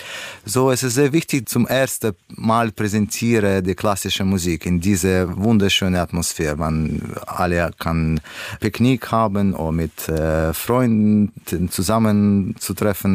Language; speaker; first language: German; non-native, learner; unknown